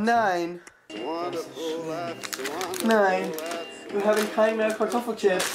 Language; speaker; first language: German; non-native, learner; English